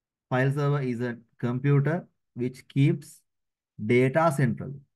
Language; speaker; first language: English; non-native, local second language; Sinhala